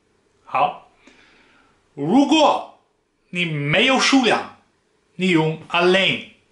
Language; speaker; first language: Chinese; non-native, fluent; Dutch